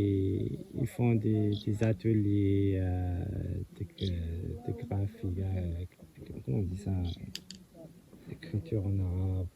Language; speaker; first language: French; non-native, local second language; Arabic